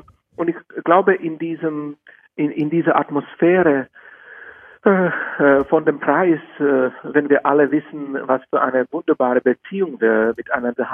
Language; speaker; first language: German; non-native, fluent; Czech